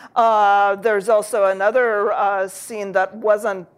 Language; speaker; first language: English; early bilingual, other home language; Russian